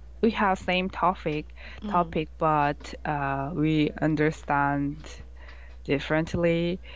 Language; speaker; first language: English; non-native, learner; Korean